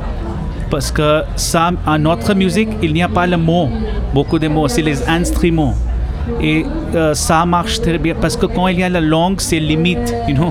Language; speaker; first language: French; non-native, learner; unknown